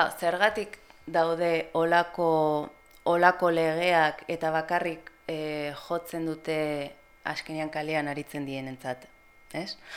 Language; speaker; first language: Basque; non-native, local second language; Spanish